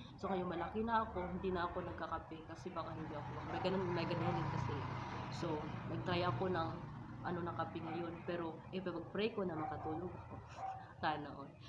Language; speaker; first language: Filipino; non-native, local second language; Cebuano